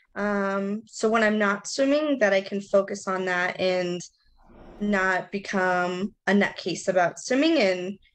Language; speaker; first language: English; native; English